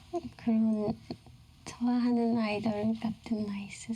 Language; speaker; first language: Korean; non-native, learner; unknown